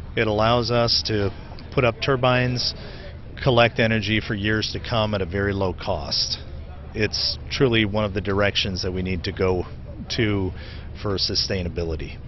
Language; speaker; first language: English; native; English